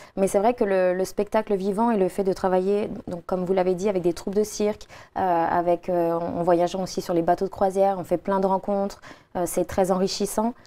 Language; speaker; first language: French; native; French